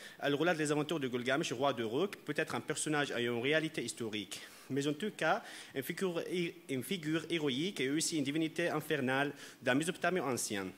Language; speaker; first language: French; non-native, fluent; Arabic